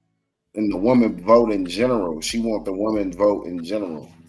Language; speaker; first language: English; native; English